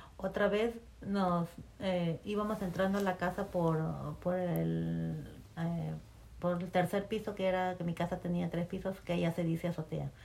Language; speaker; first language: Spanish; native; Spanish